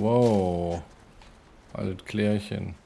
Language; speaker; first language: German; native; German